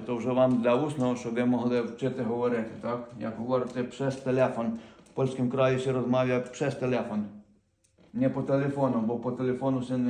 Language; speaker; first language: Polish; non-native, fluent; Ukrainian